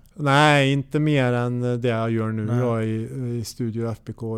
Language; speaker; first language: Swedish; native; Swedish